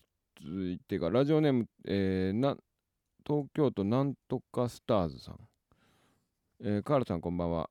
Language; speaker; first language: Japanese; native; Japanese